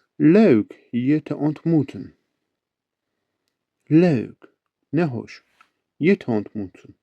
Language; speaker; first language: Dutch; non-native, learner; Turkish